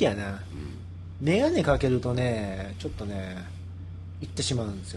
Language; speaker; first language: Japanese; native; Japanese